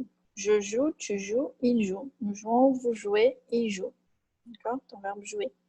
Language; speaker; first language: French; non-native, fluent; Portuguese